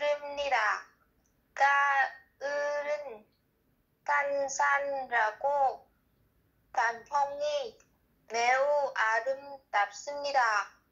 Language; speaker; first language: Korean; non-native, learner; Vietnamese